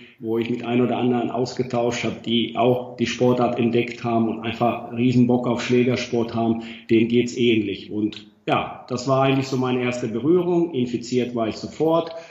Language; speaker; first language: German; non-native, fluent; Finnish